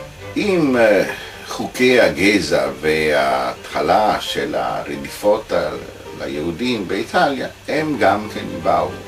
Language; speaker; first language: Hebrew; non-native, fluent; Italian